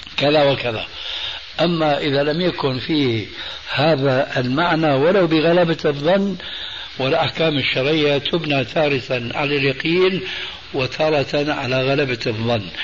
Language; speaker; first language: Arabic; early bilingual, other home language; Albanian